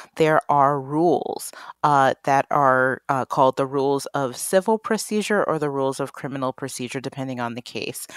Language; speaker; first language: English; native; English